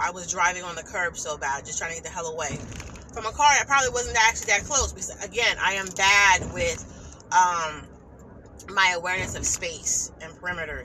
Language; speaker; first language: English; native; English